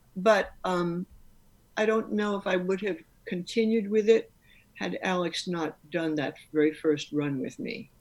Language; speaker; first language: English; native; English